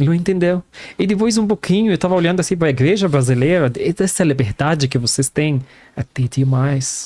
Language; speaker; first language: Portuguese; non-native, fluent; Arabic